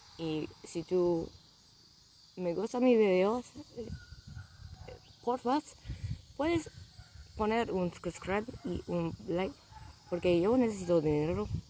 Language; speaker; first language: Spanish; non-native, learner; English